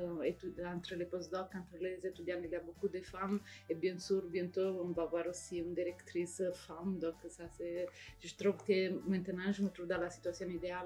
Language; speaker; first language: French; non-native, fluent; Italian